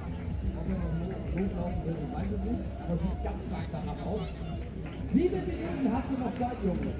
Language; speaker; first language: German; native; German